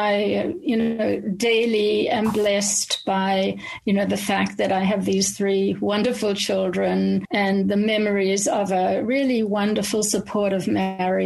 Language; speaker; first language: English; native; English